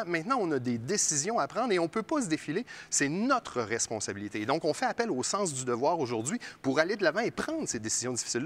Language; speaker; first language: French; native; French